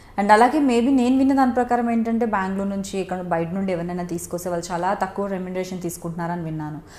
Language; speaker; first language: Telugu; native; Telugu